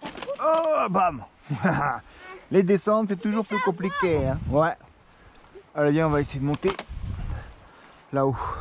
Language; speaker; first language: French; native; French